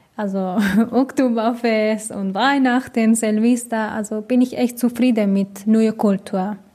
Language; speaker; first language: German; non-native, fluent; Persian